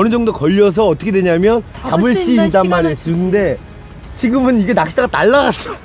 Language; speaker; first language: Korean; native; Korean